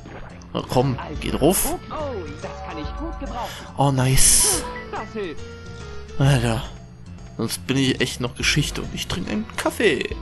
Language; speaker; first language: German; native; German